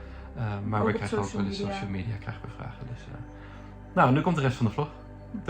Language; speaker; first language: Dutch; native; Dutch